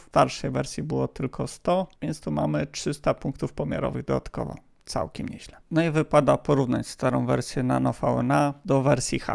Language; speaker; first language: Polish; native; Polish